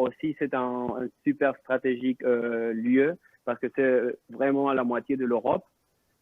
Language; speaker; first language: French; non-native, local second language; Spanish